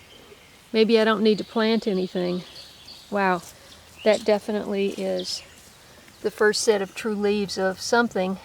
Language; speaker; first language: English; native; English